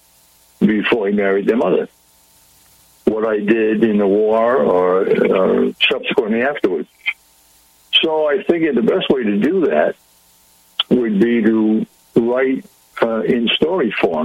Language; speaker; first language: English; native; English